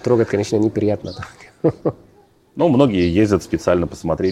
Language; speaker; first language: Russian; non-native, learner; Arabic